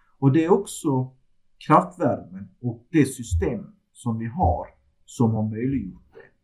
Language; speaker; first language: Swedish; early bilingual, other home language; Turkish